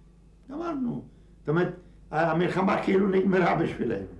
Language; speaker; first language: Hebrew; non-native, fluent; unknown